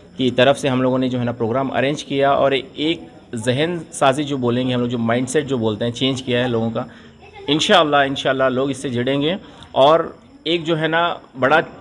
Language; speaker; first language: Hindi; non-native, local second language; Urdu